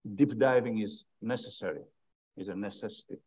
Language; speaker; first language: English; non-native, fluent; Greek